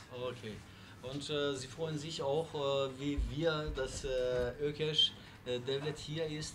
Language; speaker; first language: German; non-native, learner; Turkish